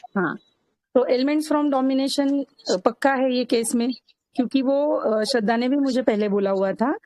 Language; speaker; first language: Hindi; non-native, local second language; Marathi